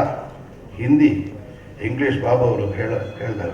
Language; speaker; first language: Kannada; non-native, learner; Tamil